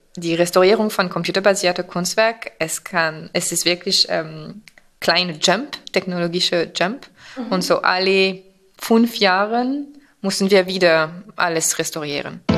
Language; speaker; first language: German; non-native, fluent; French